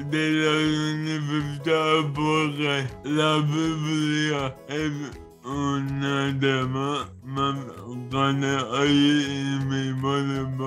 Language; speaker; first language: Spanish; non-native, learner; English